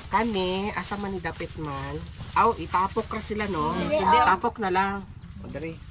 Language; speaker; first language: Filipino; non-native, local second language; Cebuano